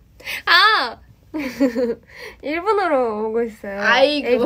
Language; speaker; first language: Korean; non-native, learner; Japanese